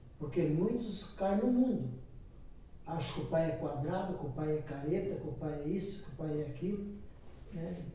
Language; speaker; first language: Portuguese; native; Portuguese